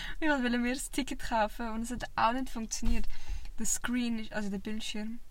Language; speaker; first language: German; early bilingual, other home language; Vietnamese